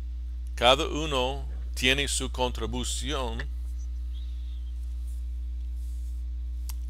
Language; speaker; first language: Spanish; non-native, fluent; English